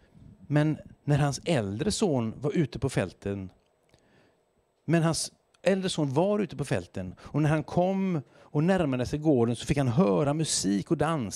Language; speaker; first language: Swedish; native; Swedish